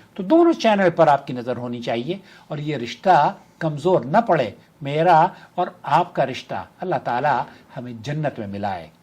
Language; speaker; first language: Urdu; native; Urdu